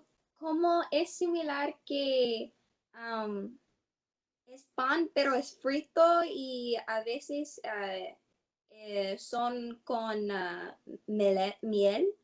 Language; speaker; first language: Spanish; non-native, learner; English